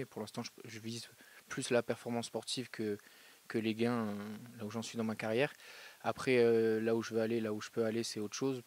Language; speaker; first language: French; native; French